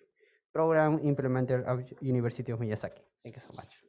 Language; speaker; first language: English; non-native, fluent; Spanish